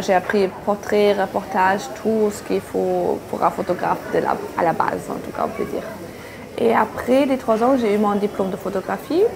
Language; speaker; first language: French; non-native, fluent; German